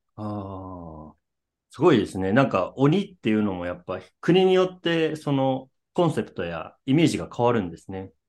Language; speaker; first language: Japanese; native; Japanese